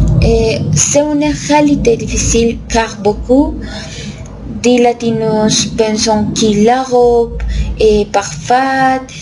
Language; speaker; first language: French; non-native, learner; Spanish